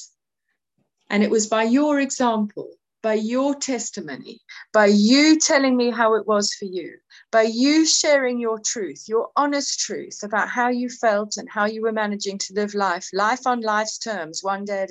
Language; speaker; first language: English; native; English